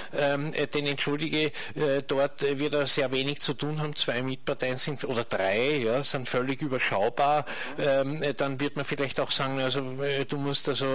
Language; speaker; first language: German; native; German